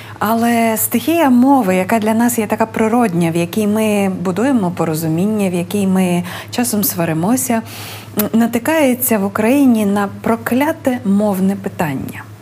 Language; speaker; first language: Ukrainian; native; Ukrainian